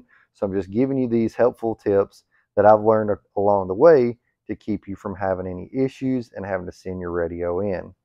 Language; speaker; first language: English; native; English